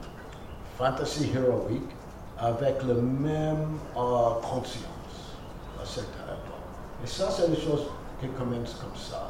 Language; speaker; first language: French; non-native, fluent; English